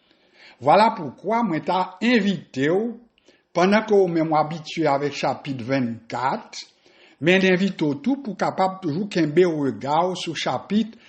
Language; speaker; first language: French; non-native, local second language; Haitian Creole